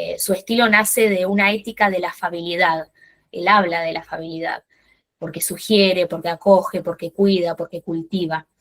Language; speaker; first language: Spanish; native; Spanish